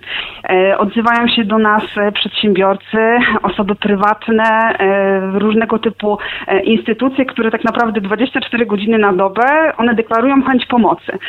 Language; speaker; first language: Polish; native; Polish